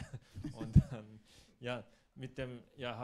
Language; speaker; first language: German; non-native, fluent; Korean